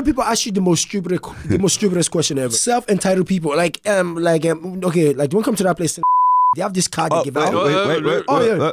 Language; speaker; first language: English; early bilingual, other home language; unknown